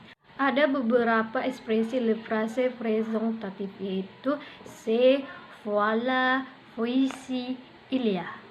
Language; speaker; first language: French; non-native, learner; Indonesian